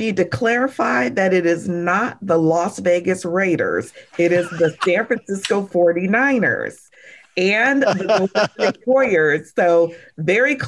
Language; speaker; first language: English; native; English